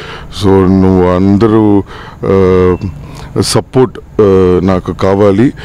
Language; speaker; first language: Telugu; non-native, learner; Tamil